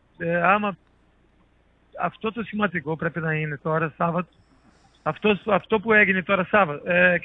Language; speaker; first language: Greek; non-native, learner; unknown